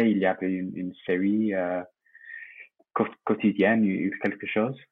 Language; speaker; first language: French; non-native, fluent; English